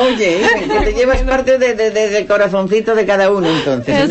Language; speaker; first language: Spanish; native; Spanish